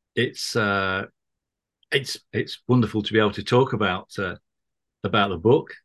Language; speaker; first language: English; native; English